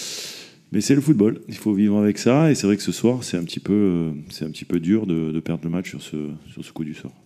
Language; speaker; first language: French; native; French